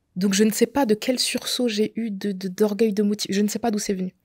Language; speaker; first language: French; native; French